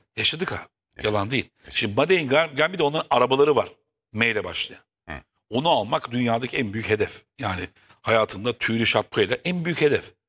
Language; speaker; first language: Turkish; native; Turkish